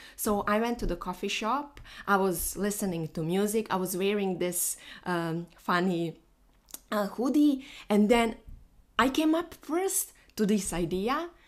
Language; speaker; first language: English; non-native, fluent; Bosnian